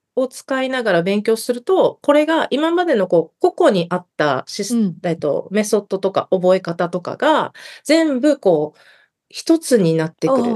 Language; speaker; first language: Japanese; native; Japanese